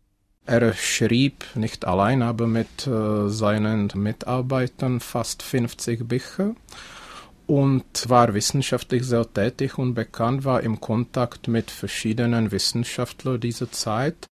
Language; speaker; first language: German; non-native, fluent; Czech